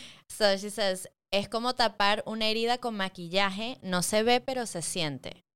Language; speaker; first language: Spanish; early bilingual, heritage; Spanish